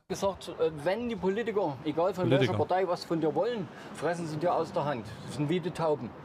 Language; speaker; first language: German; non-native, fluent; Arabic